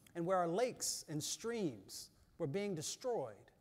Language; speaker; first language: English; native; English